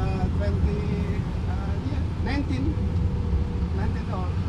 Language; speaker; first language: English; non-native, learner; Indonesian